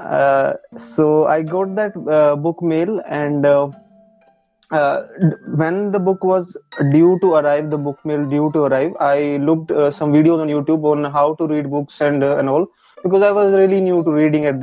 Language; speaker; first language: English; non-native, local second language; Hindi